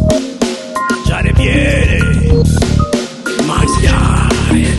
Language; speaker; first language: Italian; non-native, learner; English